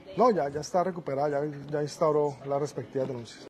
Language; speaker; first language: Spanish; native; Spanish